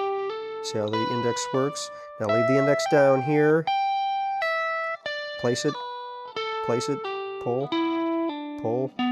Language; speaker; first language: English; native; English